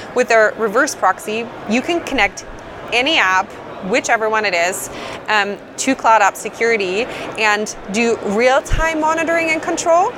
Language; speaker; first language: English; non-native, fluent; German